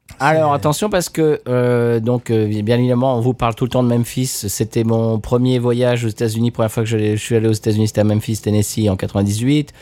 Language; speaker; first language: French; native; French